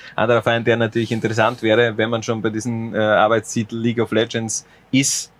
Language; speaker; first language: German; native; German